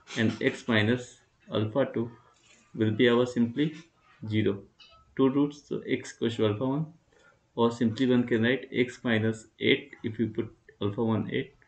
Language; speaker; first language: English; non-native, local second language; Hindi